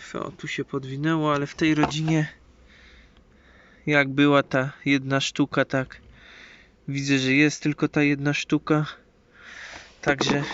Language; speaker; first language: Polish; native; Polish